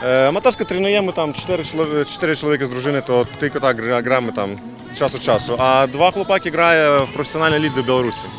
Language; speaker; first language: Polish; early bilingual, heritage; Polish